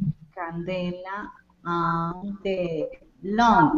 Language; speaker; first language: English; non-native, learner; Spanish